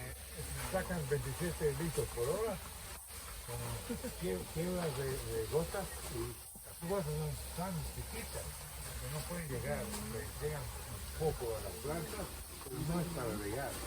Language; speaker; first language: Spanish; non-native, fluent; Hebrew